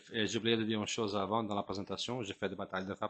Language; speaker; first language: French; non-native, fluent; Portuguese